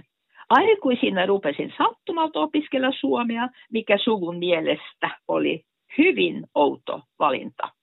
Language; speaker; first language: Finnish; non-native, fluent; Norwegian